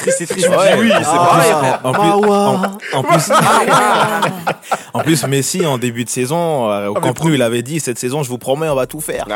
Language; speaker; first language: French; native; French